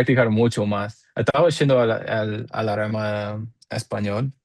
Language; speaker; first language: Spanish; non-native, learner; English